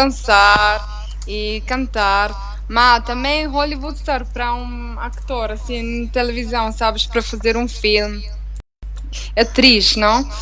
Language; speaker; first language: Portuguese; non-native, learner; Italian